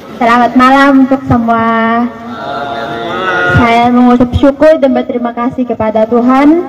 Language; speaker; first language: Indonesian; non-native, fluent; Filipino